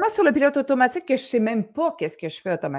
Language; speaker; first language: French; native; French